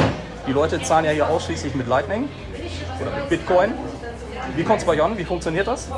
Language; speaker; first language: German; native; German